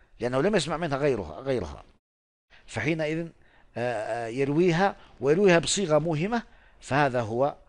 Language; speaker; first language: Arabic; non-native, fluent; Oromo